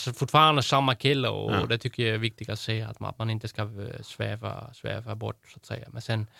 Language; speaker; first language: Swedish; non-native, fluent; Dutch